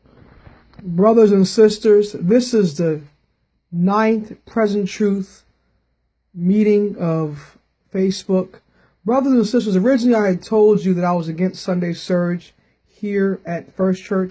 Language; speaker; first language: English; native; English